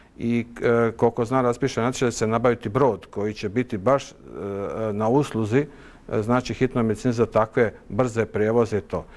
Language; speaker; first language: Croatian; native; Croatian